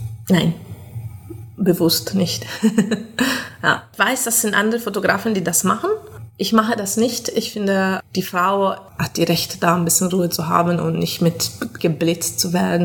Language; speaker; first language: German; non-native, fluent; Italian